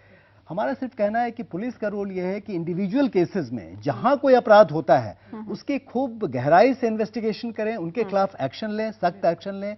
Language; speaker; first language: Hindi; native; Hindi